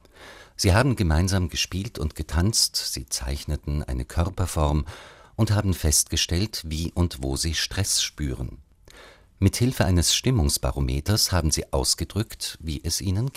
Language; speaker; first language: German; native; German